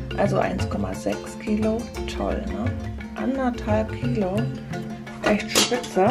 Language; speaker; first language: German; native; German